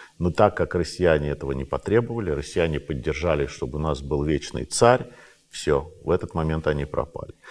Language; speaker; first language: Russian; native; Russian